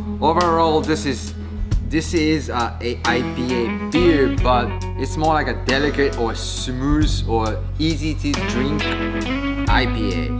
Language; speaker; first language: English; non-native, fluent; Japanese